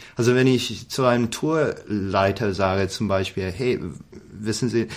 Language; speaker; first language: German; non-native, fluent; English